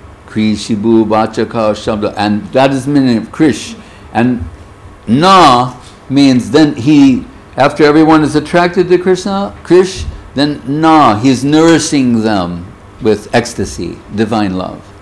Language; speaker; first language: English; native; English